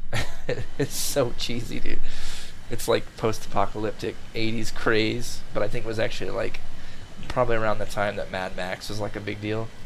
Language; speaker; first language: English; native; English